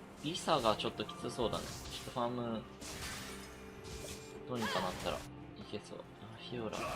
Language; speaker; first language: Japanese; native; Japanese